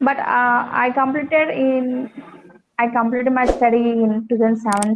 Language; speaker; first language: English; non-native, learner; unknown